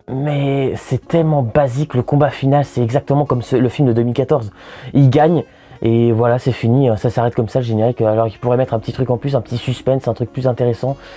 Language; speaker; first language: French; native; French